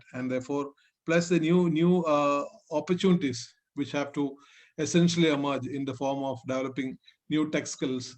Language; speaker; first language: English; non-native, local second language; Malayalam